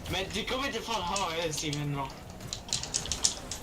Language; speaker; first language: Swedish; native; Swedish